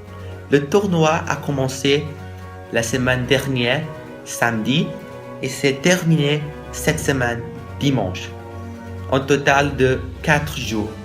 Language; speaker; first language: French; non-native, learner; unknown